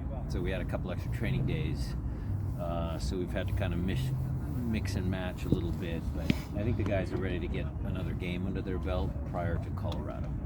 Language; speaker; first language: English; native; English